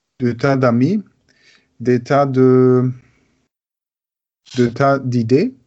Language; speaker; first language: French; non-native, learner; German